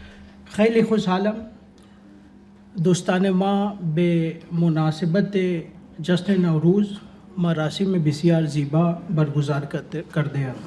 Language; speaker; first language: Persian; non-native, learner; Urdu